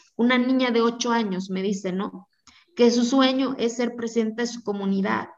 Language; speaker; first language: Spanish; non-native, local second language; Zapotec